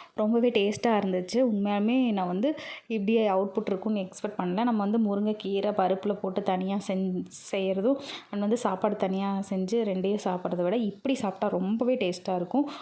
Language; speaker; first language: Tamil; native; Tamil